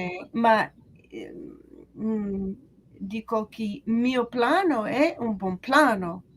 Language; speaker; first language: Portuguese; non-native, learner; English